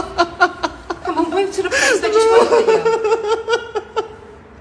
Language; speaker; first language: English; native; English